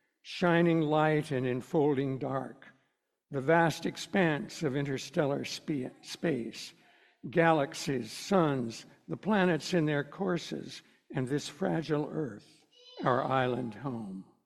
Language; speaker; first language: English; native; English